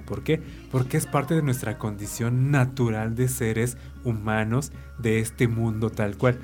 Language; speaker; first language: Spanish; native; Spanish